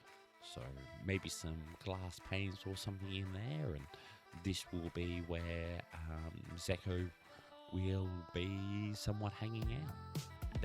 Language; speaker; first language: English; native; English